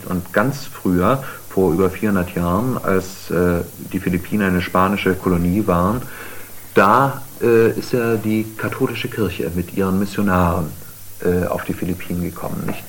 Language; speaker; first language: German; native; German